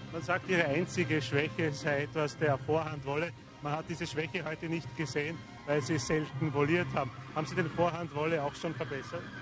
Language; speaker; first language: German; native; German